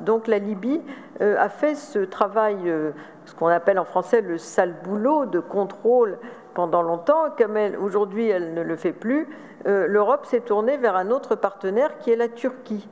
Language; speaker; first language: French; native; French